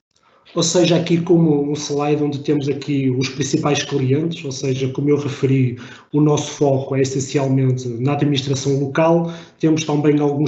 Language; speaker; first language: Portuguese; native; Portuguese